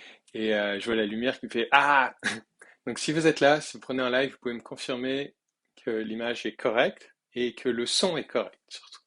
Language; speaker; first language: French; native; French